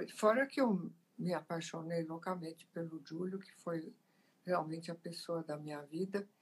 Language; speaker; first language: Portuguese; early bilingual, other home language; Italian